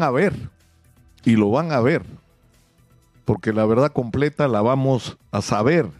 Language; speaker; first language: Spanish; native; Spanish